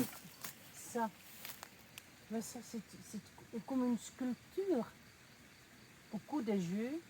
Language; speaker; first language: French; non-native, learner; Dutch